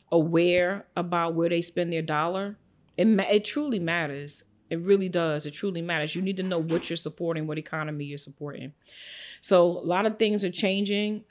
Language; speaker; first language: English; native; English